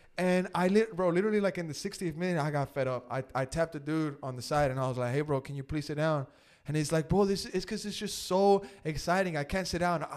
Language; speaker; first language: English; early bilingual, other home language; Spanish